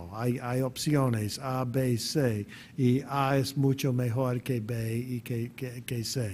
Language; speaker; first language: Spanish; non-native, fluent; English